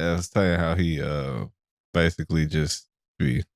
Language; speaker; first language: English; native; English